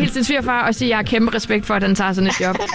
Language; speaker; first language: Danish; native; Danish